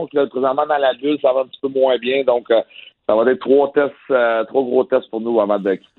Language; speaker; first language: French; native; French